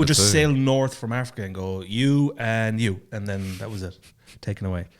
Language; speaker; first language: English; native; English